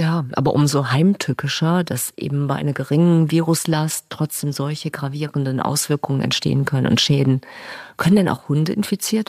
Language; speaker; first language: German; native; German